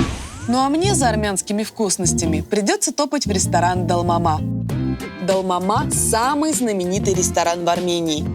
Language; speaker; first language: Russian; native; Russian